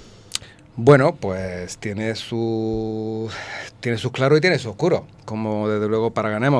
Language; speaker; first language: Spanish; native; Spanish